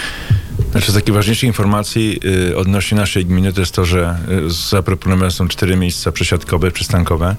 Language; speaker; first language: Polish; native; Polish